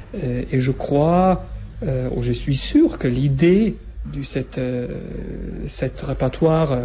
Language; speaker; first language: French; non-native, learner; German